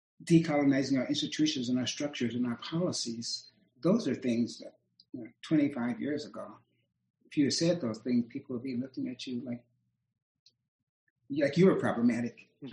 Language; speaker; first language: English; native; English